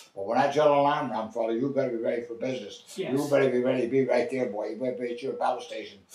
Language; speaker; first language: English; native; English